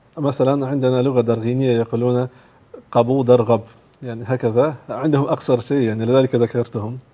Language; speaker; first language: Arabic; non-native, fluent; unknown